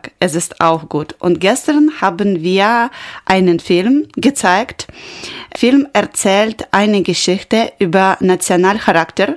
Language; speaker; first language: German; non-native, learner; Ukrainian